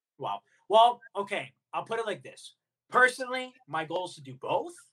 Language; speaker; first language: English; early bilingual, other home language; Spanish